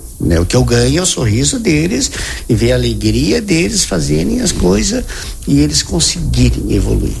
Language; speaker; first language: Portuguese; native; Portuguese